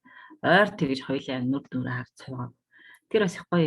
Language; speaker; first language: Mongolian; native; Mongolian